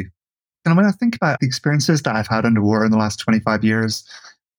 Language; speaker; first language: English; native; English